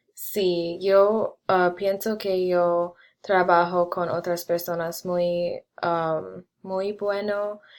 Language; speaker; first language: Spanish; non-native, learner; English